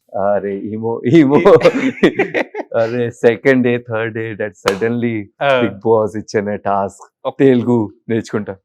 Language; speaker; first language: Telugu; non-native, learner; Hindi